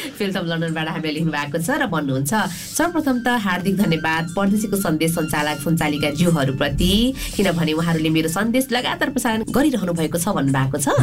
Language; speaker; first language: Nepali; native; Nepali